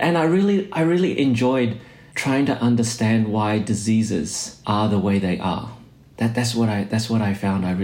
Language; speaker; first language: English; native; English